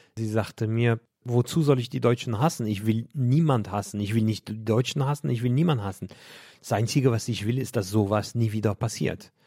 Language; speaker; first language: German; non-native, fluent; French